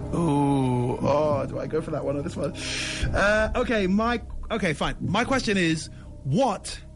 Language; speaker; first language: English; early bilingual, other home language; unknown